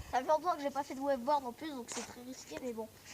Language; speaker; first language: French; native; French